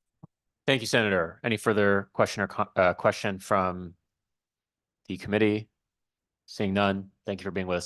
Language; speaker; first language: English; native; English